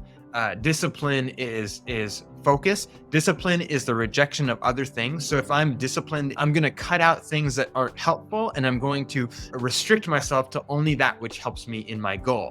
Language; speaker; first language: English; native; English